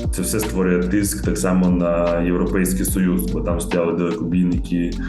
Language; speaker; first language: Ukrainian; native; Ukrainian